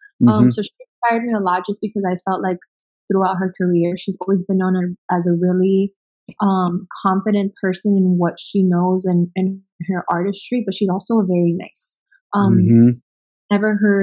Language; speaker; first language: English; early bilingual, other home language; Spanish